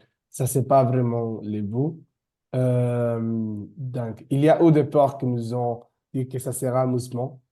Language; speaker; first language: French; non-native, fluent; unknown